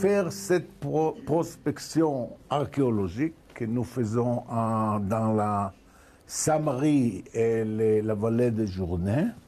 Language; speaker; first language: French; non-native, learner; Hebrew